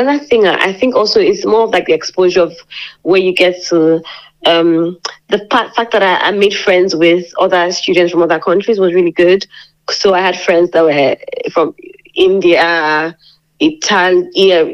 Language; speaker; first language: English; non-native, local second language; Yoruba